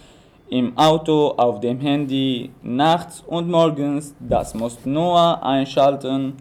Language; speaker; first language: German; non-native, learner; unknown